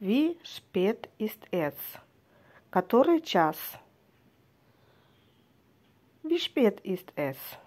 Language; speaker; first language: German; non-native, fluent; Russian